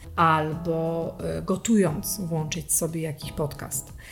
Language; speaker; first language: Polish; native; Polish